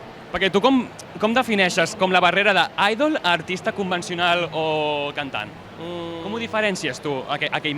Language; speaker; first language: Catalan; native; Catalan